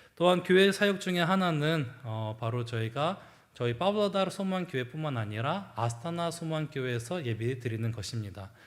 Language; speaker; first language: Korean; early bilingual, heritage; Korean